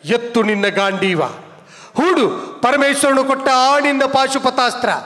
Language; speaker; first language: Kannada; native; Kannada